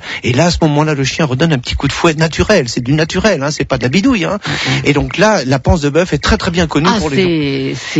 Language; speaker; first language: French; native; French